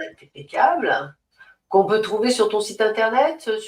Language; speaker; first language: French; native; French